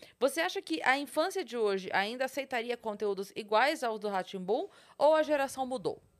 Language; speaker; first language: Portuguese; native; Portuguese